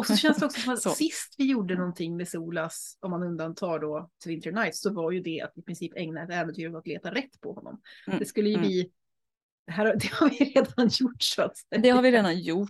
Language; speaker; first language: Swedish; native; Swedish